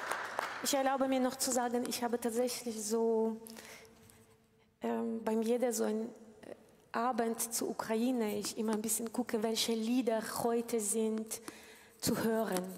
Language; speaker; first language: German; non-native, fluent; Ukrainian